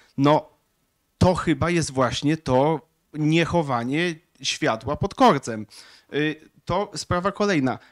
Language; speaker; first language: Polish; native; Polish